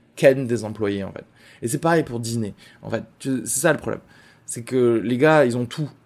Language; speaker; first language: French; native; French